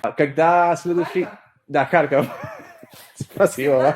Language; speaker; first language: Russian; non-native, learner; Spanish